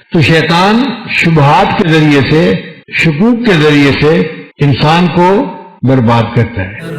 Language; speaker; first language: Urdu; non-native, local second language; Punjabi